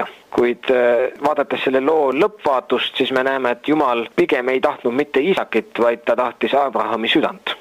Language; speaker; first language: Estonian; native; Estonian